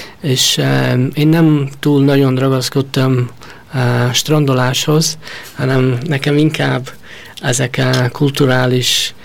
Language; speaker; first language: Hungarian; early bilingual, heritage; Hungarian